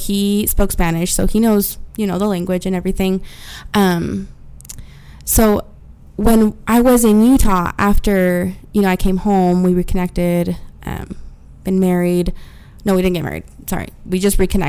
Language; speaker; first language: English; early bilingual, other home language; Spanish